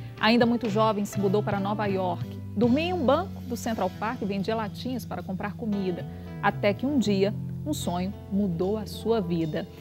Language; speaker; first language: Portuguese; native; Portuguese